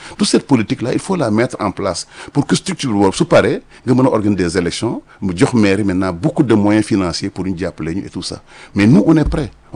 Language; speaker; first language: French; non-native, local second language; Wolof